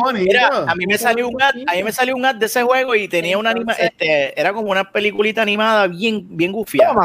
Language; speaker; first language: Spanish; native; Spanish